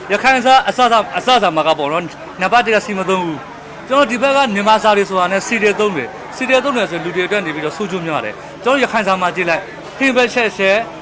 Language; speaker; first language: Burmese; native; Burmese